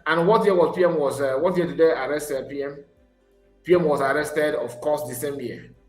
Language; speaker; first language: English; non-native, local second language; Igbo